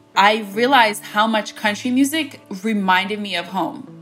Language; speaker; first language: English; early bilingual, other home language; Bosnian